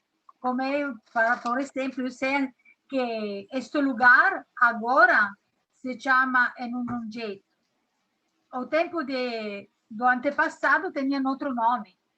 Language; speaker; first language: Portuguese; non-native, learner; Italian